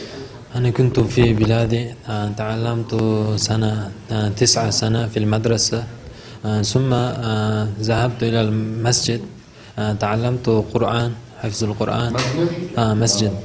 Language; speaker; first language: Arabic; non-native, learner; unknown